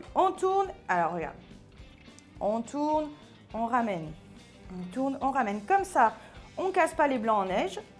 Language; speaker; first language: French; native; French